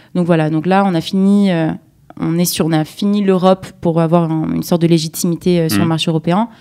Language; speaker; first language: French; native; French